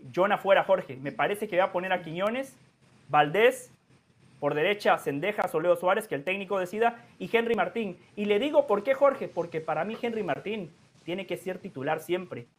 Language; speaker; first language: Spanish; native; Spanish